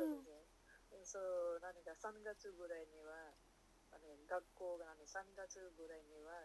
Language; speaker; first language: Japanese; non-native, learner; Nepali